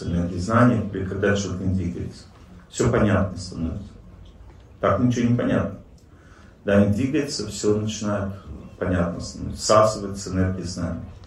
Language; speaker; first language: Russian; native; Russian